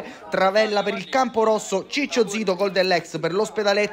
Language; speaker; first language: Italian; native; Italian